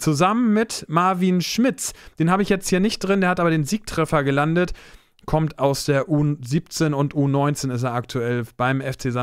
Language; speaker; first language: German; native; German